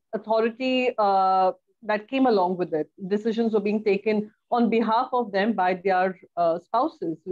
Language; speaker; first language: English; non-native, local second language; Hindi